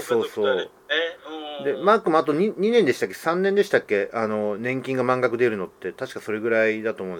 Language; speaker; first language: Japanese; native; Japanese